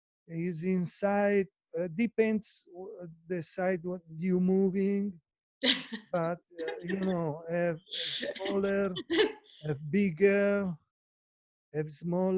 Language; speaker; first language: English; non-native, learner; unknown